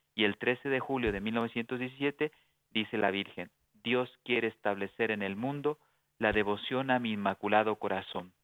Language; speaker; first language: Spanish; native; Spanish